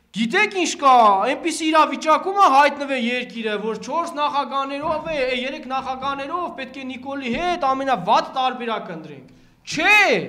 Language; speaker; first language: Armenian; native; Armenian